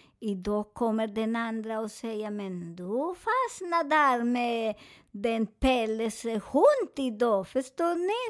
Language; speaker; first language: Swedish; non-native, fluent; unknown